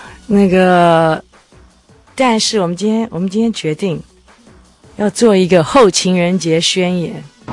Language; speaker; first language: Chinese; native; Chinese